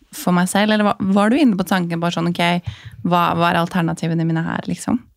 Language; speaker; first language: Norwegian; native; Norwegian